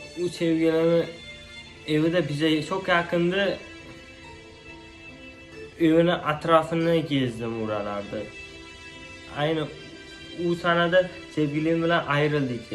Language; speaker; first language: Turkish; non-native, learner; Uzbek